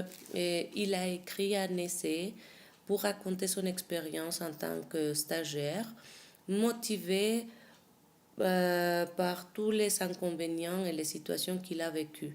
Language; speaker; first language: French; non-native, fluent; Spanish